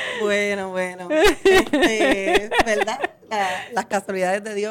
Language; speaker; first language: Spanish; native; Spanish